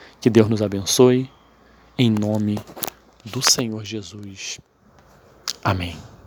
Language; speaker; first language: Portuguese; native; Portuguese